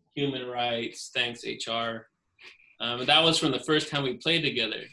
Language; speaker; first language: English; native; English